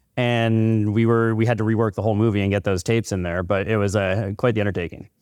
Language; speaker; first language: English; native; English